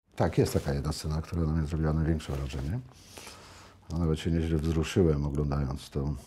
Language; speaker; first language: Polish; native; Polish